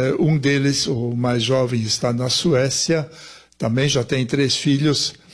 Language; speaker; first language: Portuguese; early bilingual, other home language; German